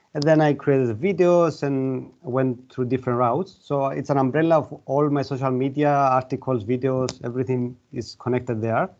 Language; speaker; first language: English; non-native, fluent; Greek